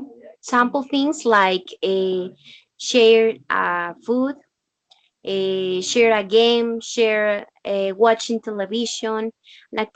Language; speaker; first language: English; non-native, learner; Spanish